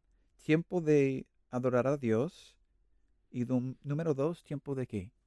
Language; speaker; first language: Spanish; non-native, learner; English